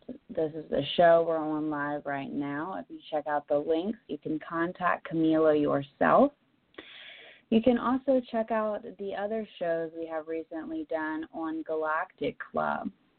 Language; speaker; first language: English; native; English